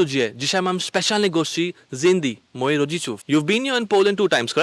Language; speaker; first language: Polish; non-native, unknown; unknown